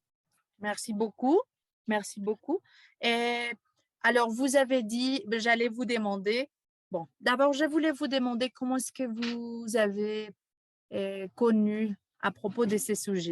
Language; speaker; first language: French; non-native, fluent; Spanish